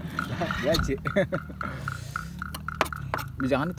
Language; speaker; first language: Indonesian; native; Indonesian